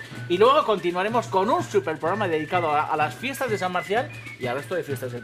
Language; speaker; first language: Spanish; native; Spanish